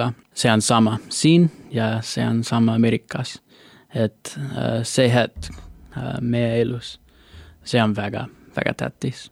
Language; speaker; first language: Estonian; non-native, learner; English